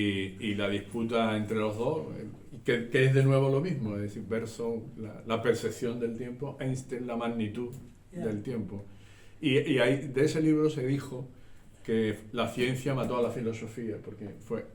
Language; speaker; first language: Spanish; native; Spanish